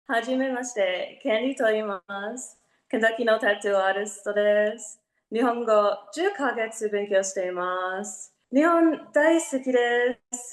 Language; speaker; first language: Japanese; non-native, learner; English